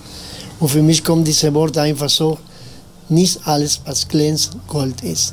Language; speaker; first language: German; non-native, fluent; Spanish